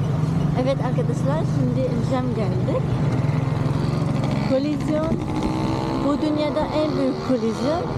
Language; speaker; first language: Turkish; non-native, learner; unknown